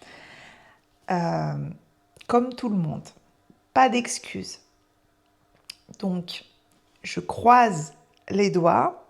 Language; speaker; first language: French; native; French